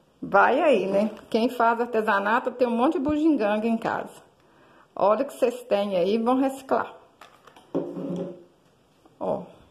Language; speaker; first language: Portuguese; native; Portuguese